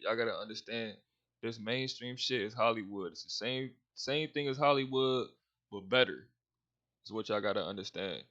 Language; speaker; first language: English; native; English